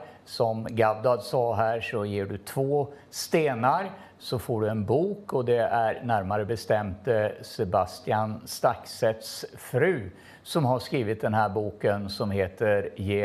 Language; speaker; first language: Swedish; native; Swedish